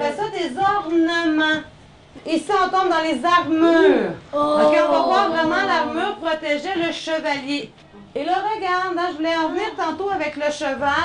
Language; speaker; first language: French; native; French